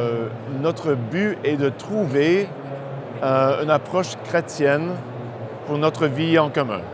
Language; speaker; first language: French; non-native, local second language; English